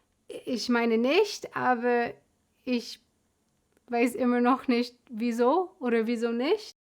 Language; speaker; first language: German; non-native, fluent; English